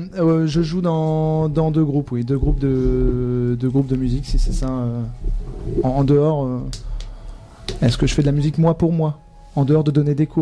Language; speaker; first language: French; native; French